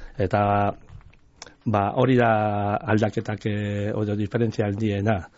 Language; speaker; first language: Basque; non-native, local second language; Spanish